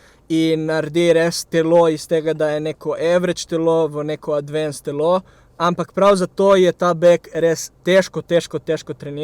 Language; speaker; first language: Slovenian; native; Slovenian